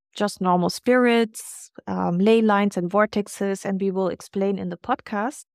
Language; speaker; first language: English; non-native, fluent; German